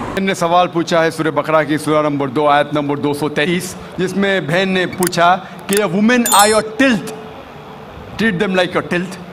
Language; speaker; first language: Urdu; non-native, local second language; Konkani